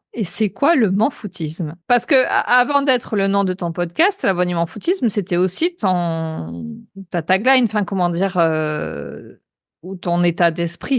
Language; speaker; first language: French; native; French